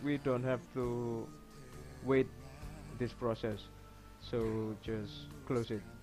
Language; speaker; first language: English; non-native, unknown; Indonesian